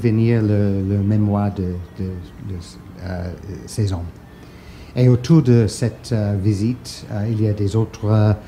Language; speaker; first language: French; non-native, fluent; English